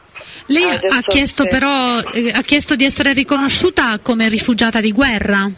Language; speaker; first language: Italian; native; Italian